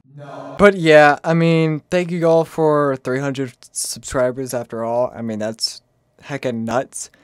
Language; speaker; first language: English; native; English